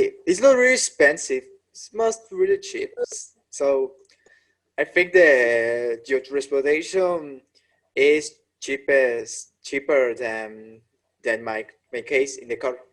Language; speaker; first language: English; non-native, learner; Spanish